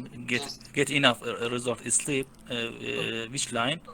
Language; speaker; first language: English; non-native, learner; Persian